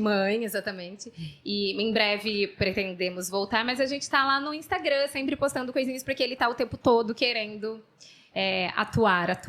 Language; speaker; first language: Portuguese; native; Portuguese